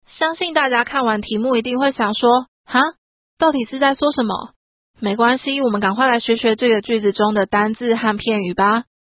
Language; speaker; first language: Chinese; native; Chinese